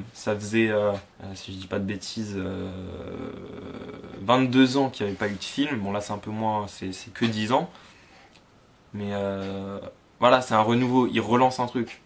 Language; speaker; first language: French; native; French